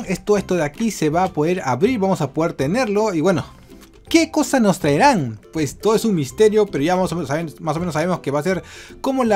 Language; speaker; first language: Spanish; native; Spanish